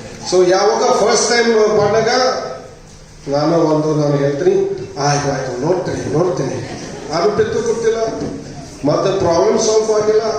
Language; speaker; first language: Kannada; non-native, learner; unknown